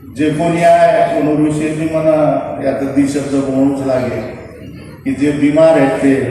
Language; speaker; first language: Marathi; non-native, local second language; Lambadi